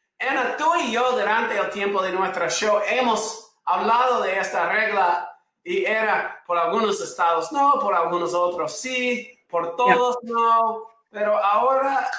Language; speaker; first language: Spanish; non-native, fluent; English